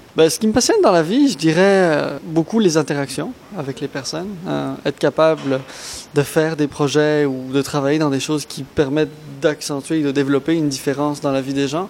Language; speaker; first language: French; non-native, local second language; Arabic